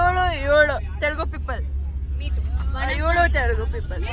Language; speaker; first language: Telugu; non-native, learner; Kannada